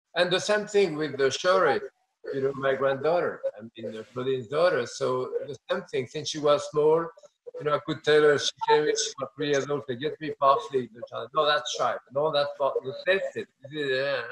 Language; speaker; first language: English; non-native, fluent; French